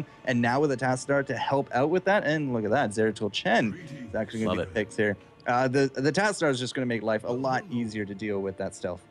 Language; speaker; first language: English; native; English